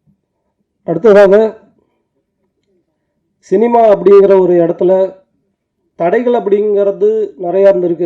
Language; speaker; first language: Tamil; native; Tamil